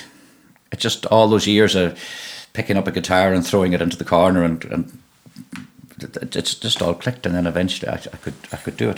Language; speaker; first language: English; native; English